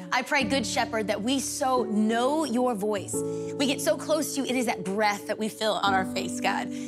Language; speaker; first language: English; native; English